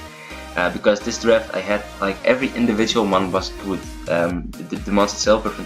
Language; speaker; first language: English; non-native, fluent; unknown